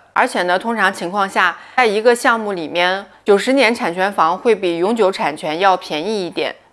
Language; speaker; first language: Chinese; native; Chinese